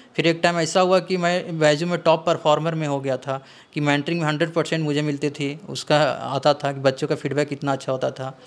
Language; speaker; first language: Hindi; native; Hindi